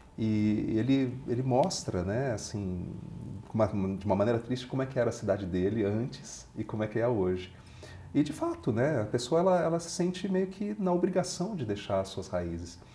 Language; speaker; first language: Portuguese; native; Portuguese